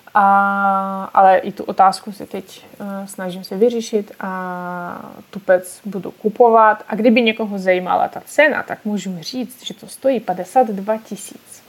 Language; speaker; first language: Czech; non-native, fluent; Russian